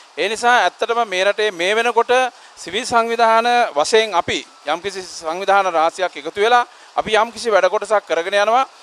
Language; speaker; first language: Sinhala; native; Sinhala